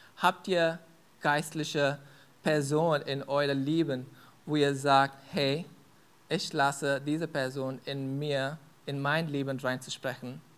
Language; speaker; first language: German; non-native, fluent; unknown